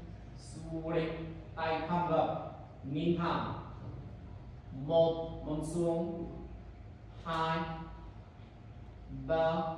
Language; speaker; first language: Vietnamese; non-native, learner; Indonesian